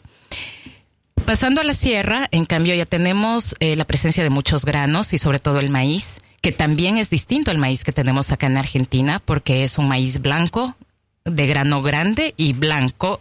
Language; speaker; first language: Spanish; native; Spanish